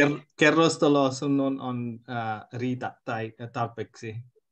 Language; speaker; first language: Finnish; non-native, learner; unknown